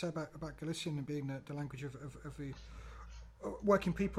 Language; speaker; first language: English; native; English